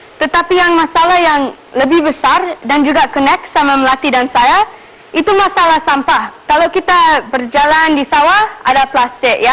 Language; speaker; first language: Indonesian; non-native, local second language; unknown